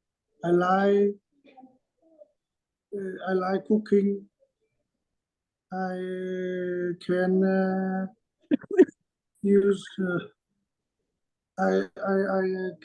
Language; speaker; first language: English; non-native, learner; Vietnamese